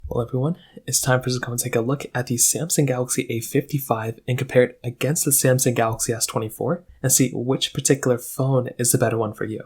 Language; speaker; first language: English; native; English